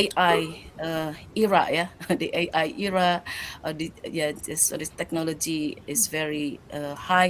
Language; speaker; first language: English; non-native, learner; Indonesian